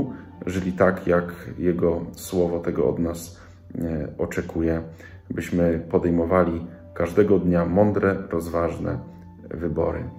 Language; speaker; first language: Polish; native; Polish